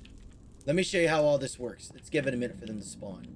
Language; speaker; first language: English; native; English